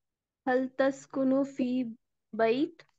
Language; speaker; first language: Arabic; non-native, learner; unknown